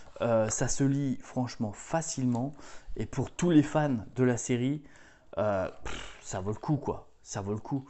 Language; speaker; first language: French; native; French